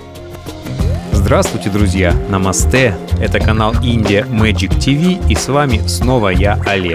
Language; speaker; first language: Russian; native; Russian